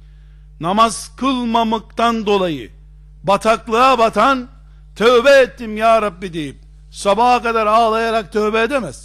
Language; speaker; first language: Turkish; native; Turkish